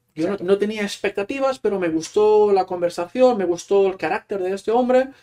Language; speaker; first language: Spanish; non-native, local second language; Catalan